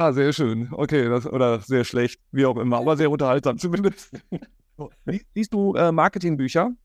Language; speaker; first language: German; native; German